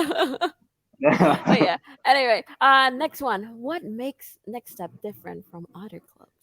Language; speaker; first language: English; non-native, fluent; Khmer